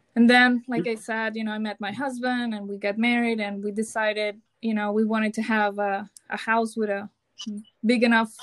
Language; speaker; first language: English; non-native, fluent; Spanish